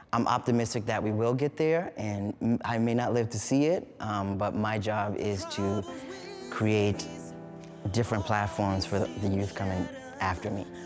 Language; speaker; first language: English; native; English